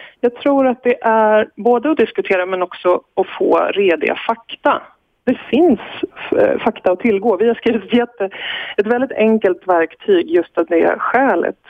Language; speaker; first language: Swedish; native; Swedish